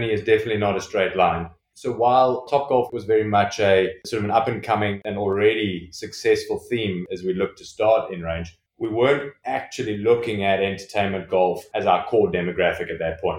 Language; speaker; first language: English; native; English